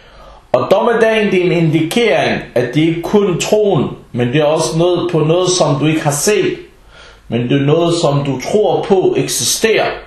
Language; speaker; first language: Danish; early bilingual, other home language; Arabic